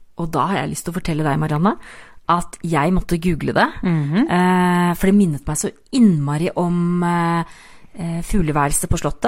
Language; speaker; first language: Norwegian; native; Norwegian